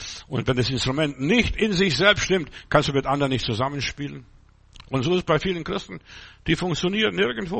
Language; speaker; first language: German; native; German